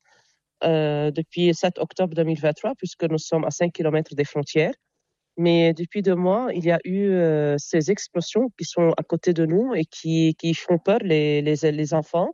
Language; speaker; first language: French; non-native, local second language; Arabic